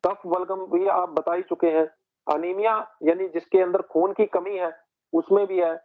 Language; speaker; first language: Hindi; non-native, local second language; Punjabi